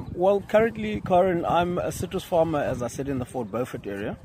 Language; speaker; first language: English; non-native, local second language; Xhosa